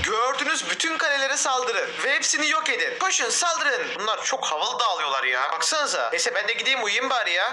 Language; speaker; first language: Turkish; native; Turkish